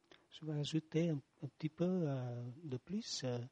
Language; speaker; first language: French; non-native, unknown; Vietnamese